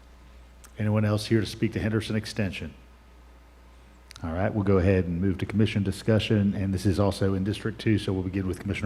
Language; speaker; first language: English; native; English